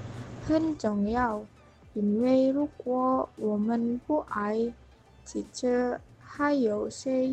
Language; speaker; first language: Chinese; non-native, learner; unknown